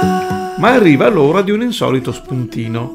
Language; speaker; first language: Italian; native; Italian